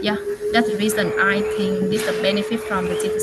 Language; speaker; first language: English; non-native, learner; Vietnamese